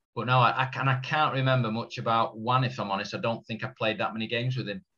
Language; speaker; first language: English; native; English